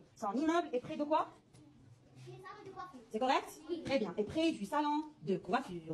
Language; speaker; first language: French; non-native, local second language; Arabic